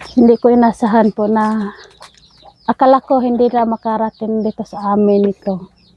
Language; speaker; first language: Filipino; non-native, local second language; Cebuano